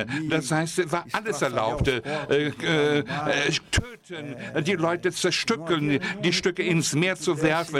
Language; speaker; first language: German; non-native, fluent; Portuguese